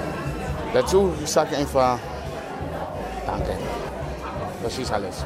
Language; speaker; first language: German; non-native, learner; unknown